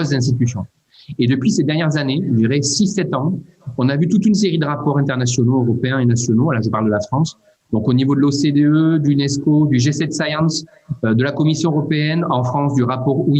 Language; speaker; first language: French; native; French